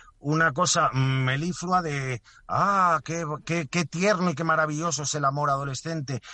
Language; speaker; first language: Spanish; native; Spanish